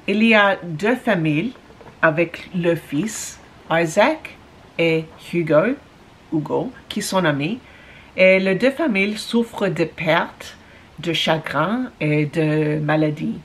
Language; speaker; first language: French; non-native, learner; English